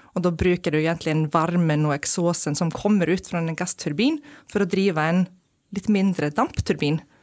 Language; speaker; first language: Norwegian; non-native, fluent; Icelandic